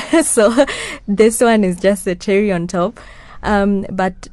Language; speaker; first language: English; non-native, local second language; Kinyarwanda